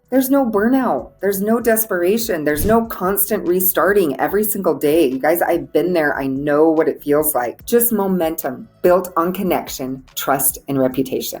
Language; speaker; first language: English; native; English